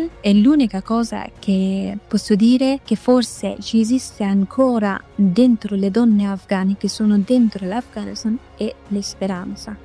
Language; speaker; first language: Italian; non-native, fluent; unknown